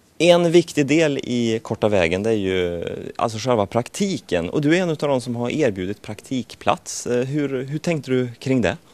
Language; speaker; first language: Swedish; native; Swedish